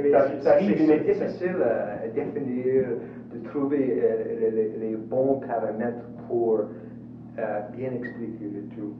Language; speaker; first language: French; non-native, local second language; English